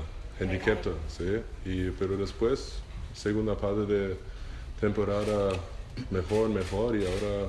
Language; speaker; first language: Spanish; non-native, learner; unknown